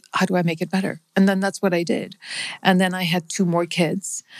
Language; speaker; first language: English; non-native, local second language; Punjabi